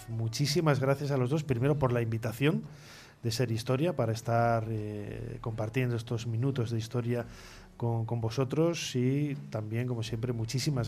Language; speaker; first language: Spanish; native; Spanish